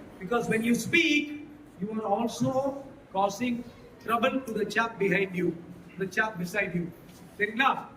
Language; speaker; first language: English; non-native, local second language; Tamil